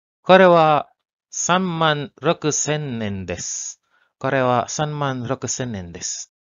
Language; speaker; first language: Japanese; non-native, learner; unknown